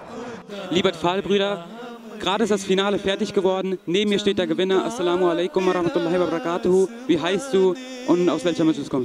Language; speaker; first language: German; early bilingual, other home language; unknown